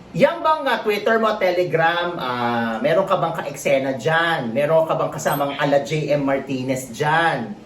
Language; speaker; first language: Filipino; native; Filipino